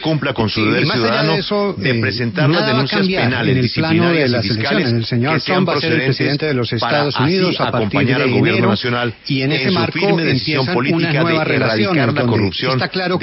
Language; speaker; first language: Spanish; native; Spanish